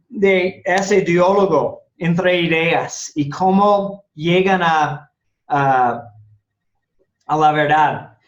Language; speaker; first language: Spanish; non-native, fluent; English